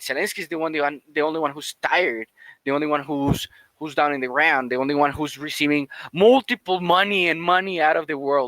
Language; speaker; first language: English; non-native, fluent; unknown